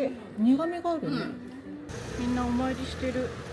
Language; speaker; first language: Japanese; native; Japanese